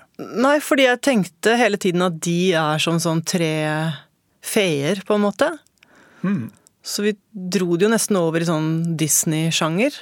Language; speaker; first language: Norwegian; native; Norwegian